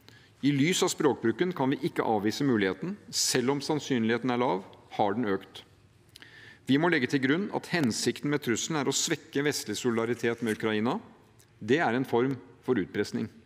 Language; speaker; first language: Norwegian; native; Norwegian